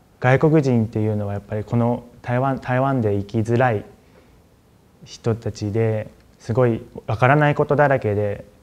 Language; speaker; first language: Japanese; native; Japanese